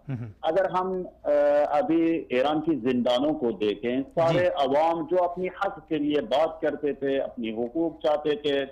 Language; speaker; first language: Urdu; non-native, fluent; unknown